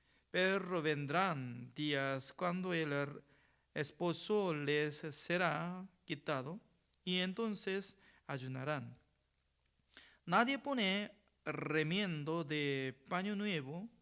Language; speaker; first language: Spanish; non-native, fluent; Korean